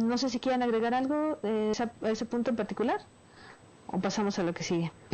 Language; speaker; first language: Spanish; native; Spanish